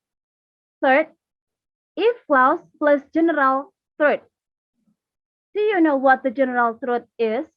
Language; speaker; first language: English; non-native, learner; Indonesian